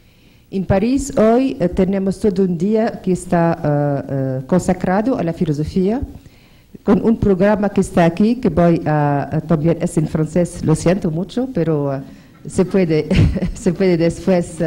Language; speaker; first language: Spanish; non-native, fluent; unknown